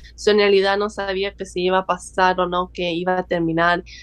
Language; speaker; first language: Spanish; native; Spanish